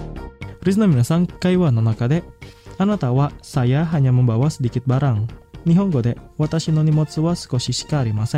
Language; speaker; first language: Japanese; non-native, fluent; Indonesian